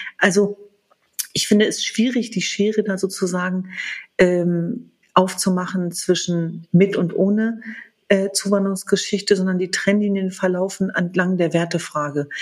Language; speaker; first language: German; early bilingual, other home language; Kurdish